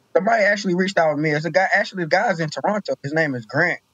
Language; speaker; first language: English; native; English